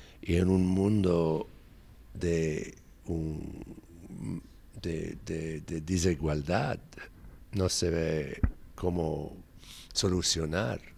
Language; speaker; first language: Spanish; non-native, fluent; English